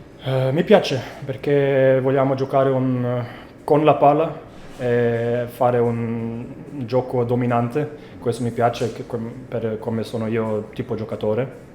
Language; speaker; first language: Italian; non-native, fluent; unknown